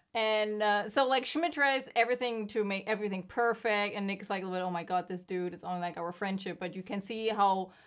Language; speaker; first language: English; non-native, fluent; German